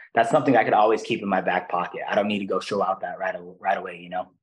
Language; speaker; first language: English; non-native, fluent; Portuguese